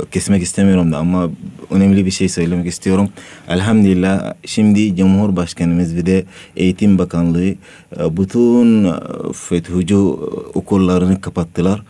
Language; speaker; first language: Turkish; non-native, learner; Arabic